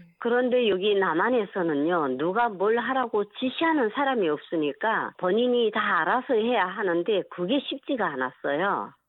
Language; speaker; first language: Korean; native; Korean